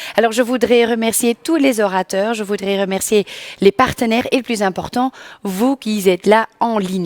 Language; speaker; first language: French; non-native, local second language; Dutch